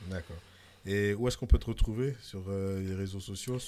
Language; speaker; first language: French; native; French